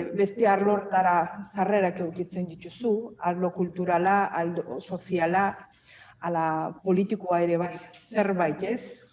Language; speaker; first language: Basque; non-native, fluent; Azerbaijani